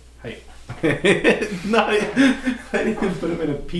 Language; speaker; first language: English; native; English